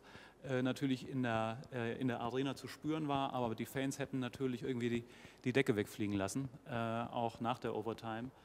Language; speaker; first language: German; native; German